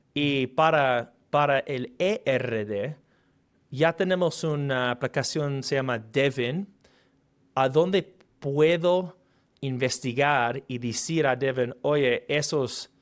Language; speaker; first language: Spanish; non-native, fluent; English